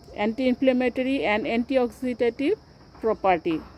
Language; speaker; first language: English; non-native, local second language; Assamese